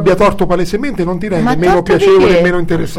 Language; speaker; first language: Italian; native; Italian